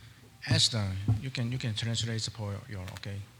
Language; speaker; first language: English; non-native, learner; Korean